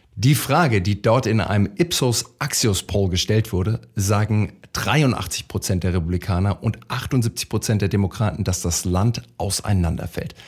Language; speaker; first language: German; native; German